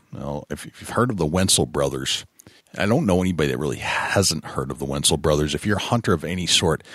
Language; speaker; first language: English; native; English